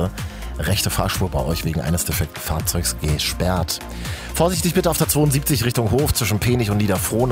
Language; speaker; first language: German; native; German